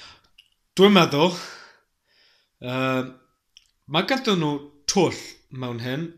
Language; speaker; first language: Welsh; non-native, learner; English